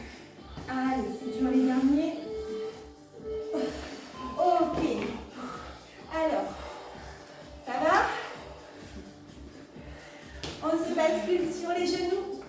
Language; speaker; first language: French; native; French